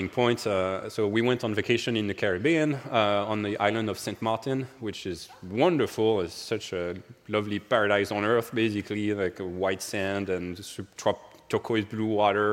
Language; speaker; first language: English; non-native, fluent; French